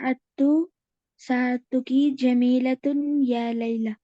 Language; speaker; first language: Arabic; non-native, learner; Urdu